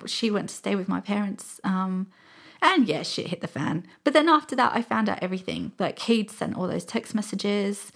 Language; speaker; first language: English; native; English